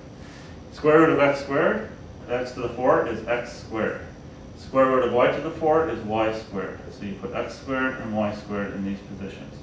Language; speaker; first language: English; native; English